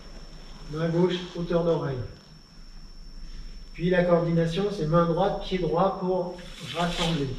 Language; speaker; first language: French; native; French